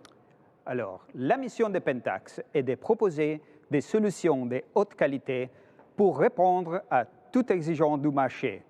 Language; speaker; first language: French; non-native, fluent; Italian